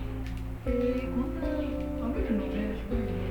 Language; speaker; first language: Japanese; native; Japanese